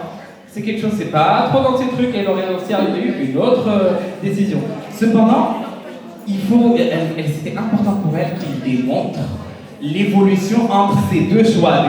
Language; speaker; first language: French; native; French